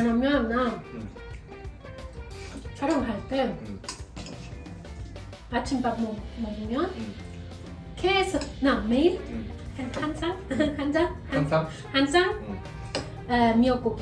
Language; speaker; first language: Korean; non-native, learner; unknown